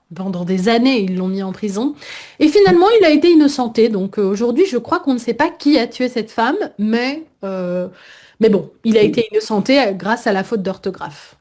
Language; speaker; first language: French; native; French